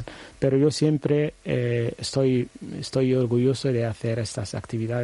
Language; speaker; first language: Spanish; non-native, learner; Arabic